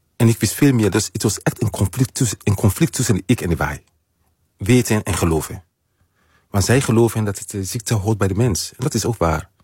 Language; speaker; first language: Dutch; non-native, fluent; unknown